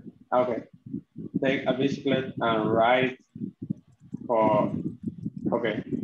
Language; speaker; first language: English; non-native, learner; Spanish